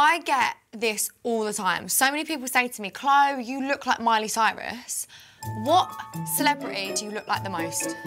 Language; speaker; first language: English; native; English